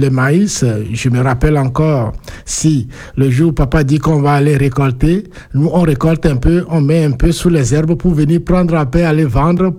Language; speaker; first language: French; non-native, local second language; Ewe